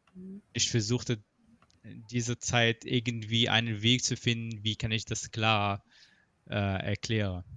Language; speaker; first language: German; non-native, fluent; Arabic